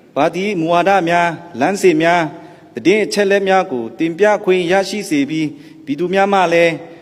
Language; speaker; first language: Burmese; non-native, local second language; Pa'o Karen